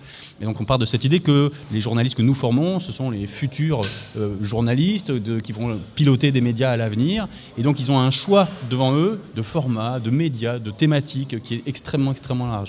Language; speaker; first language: French; native; French